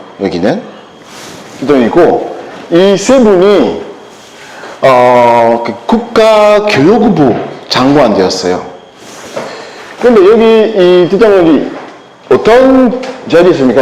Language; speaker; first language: Korean; non-native, learner; French